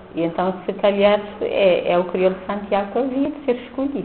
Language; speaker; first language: Portuguese; non-native, local second language; Kabuverdianu